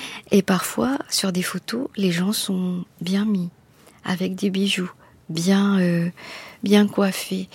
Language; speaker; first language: French; non-native, local second language; Morisyen